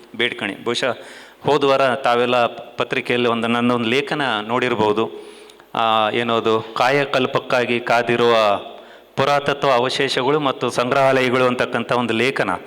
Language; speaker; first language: Kannada; native; Kannada